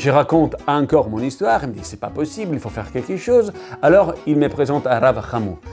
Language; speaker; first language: French; non-native, learner; Italian